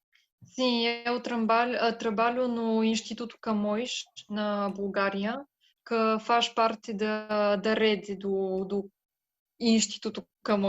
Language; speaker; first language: Portuguese; non-native, fluent; Bulgarian